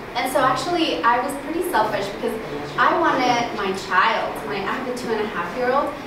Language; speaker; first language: English; early bilingual, other home language; Spanish